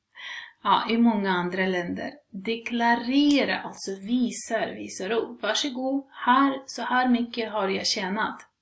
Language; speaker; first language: Swedish; non-native, fluent; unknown